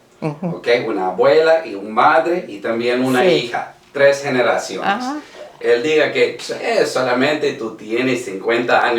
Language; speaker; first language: Spanish; non-native, learner; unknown